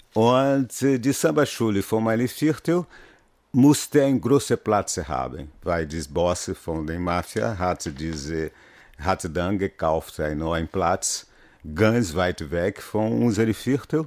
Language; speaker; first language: German; non-native, fluent; Portuguese